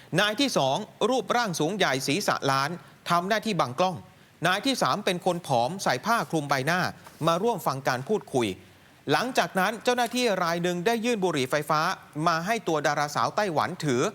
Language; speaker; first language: Thai; native; Thai